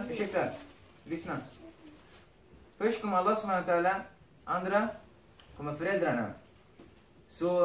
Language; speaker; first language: Swedish; non-native, fluent; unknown